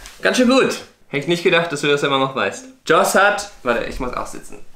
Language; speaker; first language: German; native; German